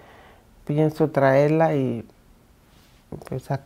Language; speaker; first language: Spanish; non-native, fluent; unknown